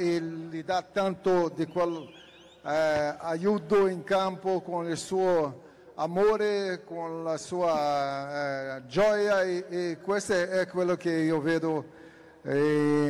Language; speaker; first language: Italian; non-native, fluent; Portuguese